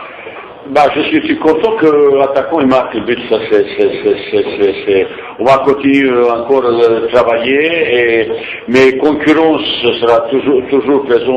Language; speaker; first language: French; non-native, fluent; Bosnian